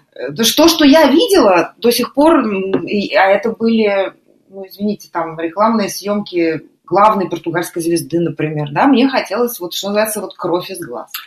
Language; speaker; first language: Russian; native; Russian